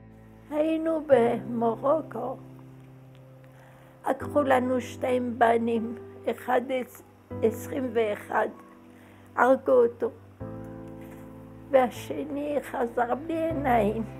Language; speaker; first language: Hebrew; non-native, fluent; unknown